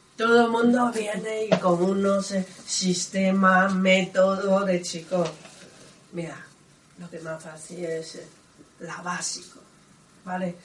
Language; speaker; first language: Spanish; non-native, learner; Chinese